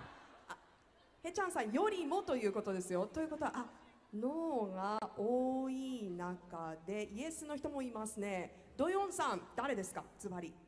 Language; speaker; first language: Japanese; native; Japanese